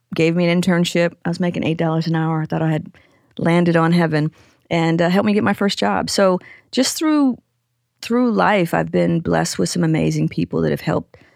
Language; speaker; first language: English; native; English